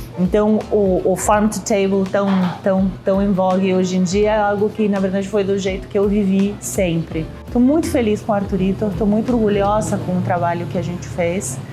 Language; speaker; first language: Portuguese; non-native, fluent; Spanish